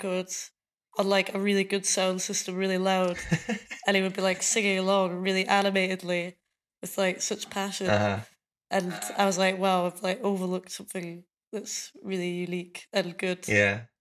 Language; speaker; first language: English; native; English